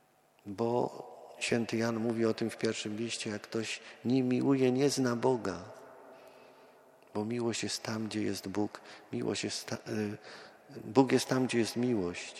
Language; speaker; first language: Polish; native; Polish